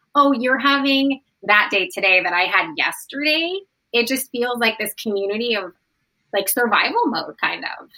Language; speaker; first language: English; native; English